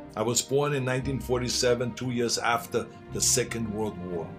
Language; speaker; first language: English; non-native, fluent; German